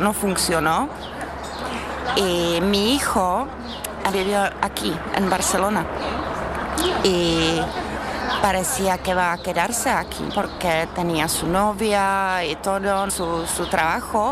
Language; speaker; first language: Spanish; non-native, fluent; Czech